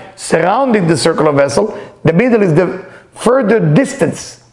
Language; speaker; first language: English; non-native, fluent; Hebrew